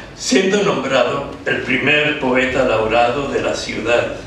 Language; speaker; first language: Spanish; early bilingual, heritage; Spanish